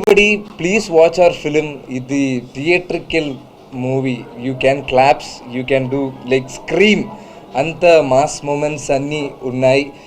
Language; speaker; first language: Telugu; non-native, learner; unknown